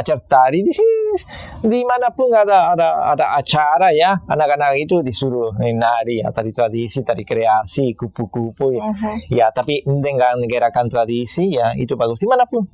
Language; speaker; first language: Indonesian; non-native, fluent; Spanish